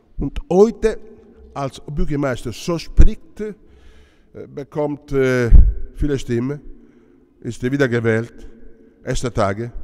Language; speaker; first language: German; non-native, fluent; Italian